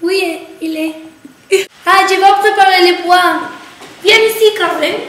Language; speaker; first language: French; non-native, learner; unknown